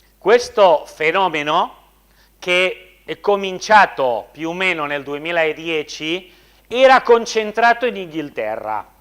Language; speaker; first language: Italian; non-native, fluent; Spanish